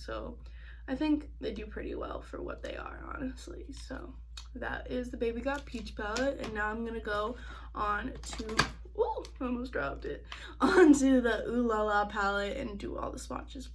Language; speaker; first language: English; native; English